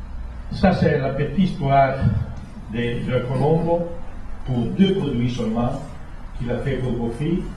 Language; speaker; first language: French; non-native, fluent; Italian